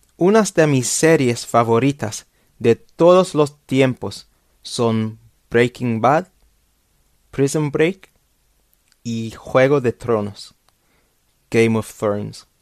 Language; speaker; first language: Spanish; non-native, fluent; English